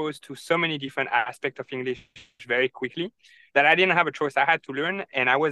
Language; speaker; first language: English; non-native, fluent; French